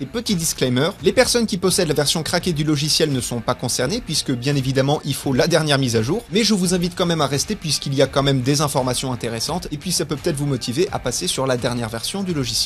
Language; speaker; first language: French; native; French